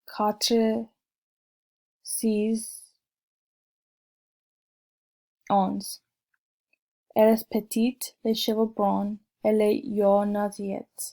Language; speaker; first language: French; non-native, learner; English